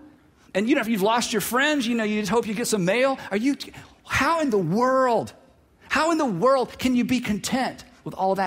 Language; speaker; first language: English; native; English